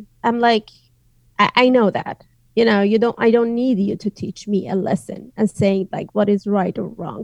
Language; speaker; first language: English; non-native, fluent; Azerbaijani